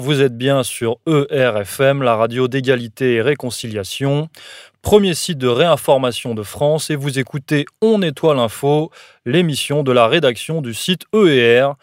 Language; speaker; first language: French; native; French